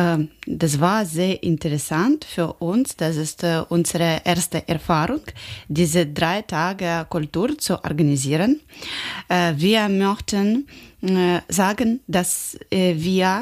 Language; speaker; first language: German; non-native, learner; Ukrainian